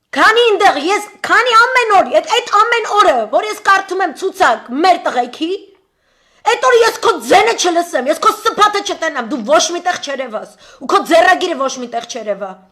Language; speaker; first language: Armenian; native; Armenian